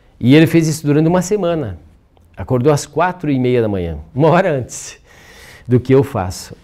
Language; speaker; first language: Portuguese; native; Portuguese